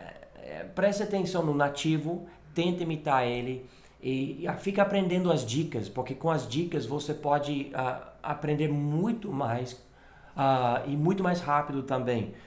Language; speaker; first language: Portuguese; non-native, fluent; English